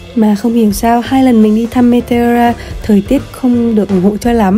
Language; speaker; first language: Vietnamese; native; Vietnamese